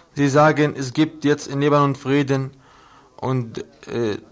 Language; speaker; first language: German; non-native, learner; Arabic